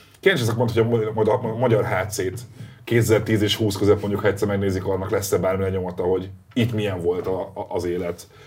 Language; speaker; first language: Hungarian; native; Hungarian